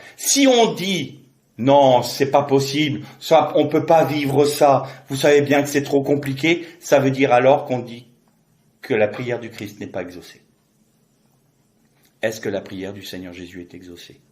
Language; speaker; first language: French; native; French